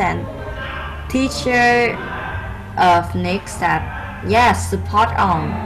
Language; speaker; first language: English; non-native, learner; Vietnamese